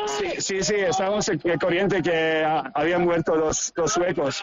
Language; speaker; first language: Spanish; non-native, fluent; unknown